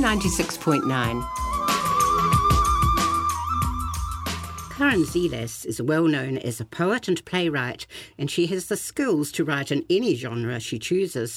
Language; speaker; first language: English; native; English